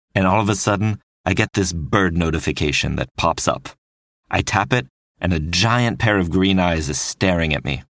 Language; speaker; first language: English; non-native, fluent; French